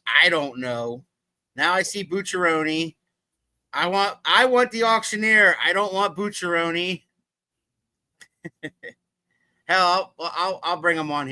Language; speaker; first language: English; native; English